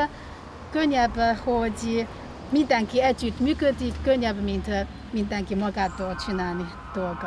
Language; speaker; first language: Hungarian; non-native, learner; Chinese